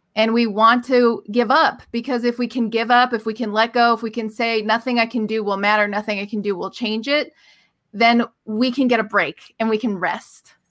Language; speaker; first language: English; early bilingual, other home language; Persian